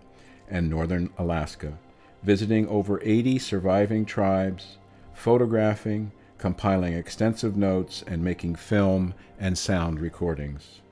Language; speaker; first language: English; native; English